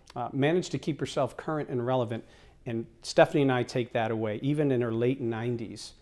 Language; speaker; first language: English; native; English